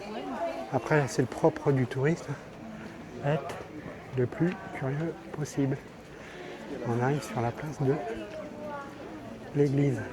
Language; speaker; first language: French; native; French